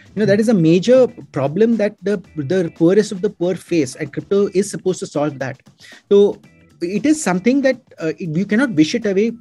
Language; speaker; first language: English; non-native, local second language; Malayalam